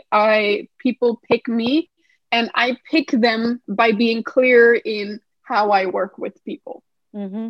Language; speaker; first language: English; non-native, fluent; Danish